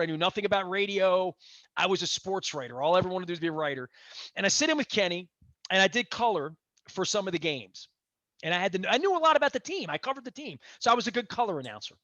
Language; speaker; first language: English; native; English